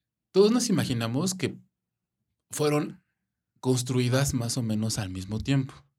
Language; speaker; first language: Spanish; native; Spanish